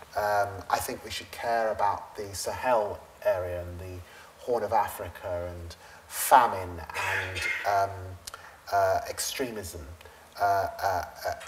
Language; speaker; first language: English; native; English